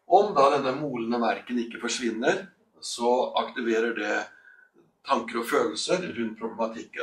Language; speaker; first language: Norwegian; native; Norwegian